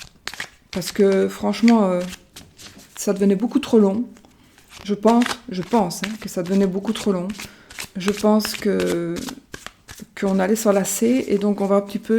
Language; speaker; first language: French; native; French